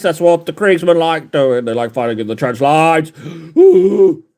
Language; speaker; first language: English; native; English